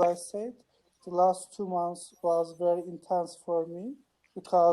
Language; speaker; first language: English; non-native, learner; Turkish